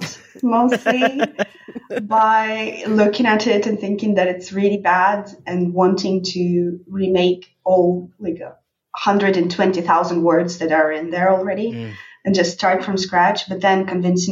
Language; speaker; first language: English; non-native, fluent; Russian